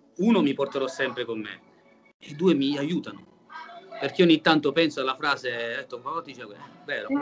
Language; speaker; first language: Italian; native; Italian